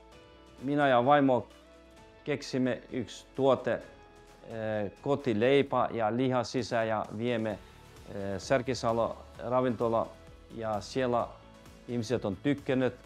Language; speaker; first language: Finnish; non-native, learner; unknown